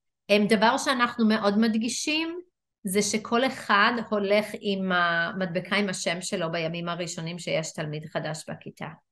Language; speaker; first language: Hebrew; non-native, fluent; English